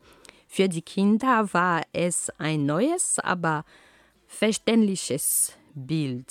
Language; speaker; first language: German; non-native, fluent; Ghomala